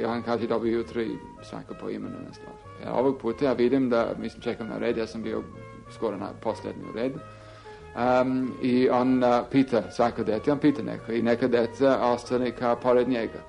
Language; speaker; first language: Serbian; non-native, fluent; English